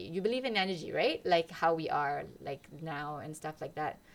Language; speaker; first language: English; non-native, local second language; Malay